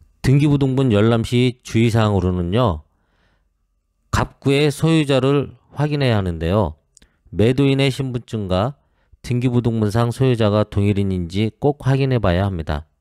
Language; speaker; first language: Korean; native; Korean